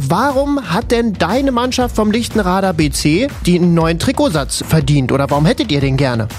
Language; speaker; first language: German; native; German